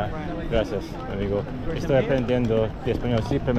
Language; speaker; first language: Spanish; non-native, learner; English